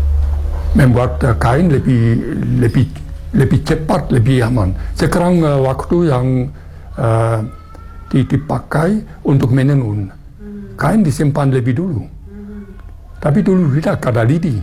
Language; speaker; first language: Indonesian; non-native, fluent; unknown